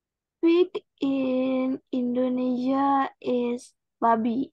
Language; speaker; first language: English; non-native, learner; Indonesian